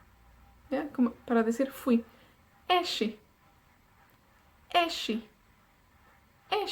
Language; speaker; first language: Spanish; non-native, fluent; Welsh